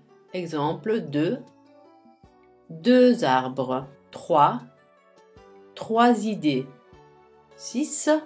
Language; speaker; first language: French; non-native, fluent; Italian